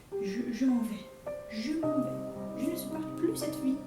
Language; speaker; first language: French; non-native, fluent; Portuguese